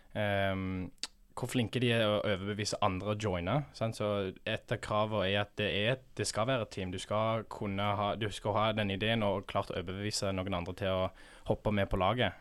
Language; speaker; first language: Norwegian; early bilingual, heritage; English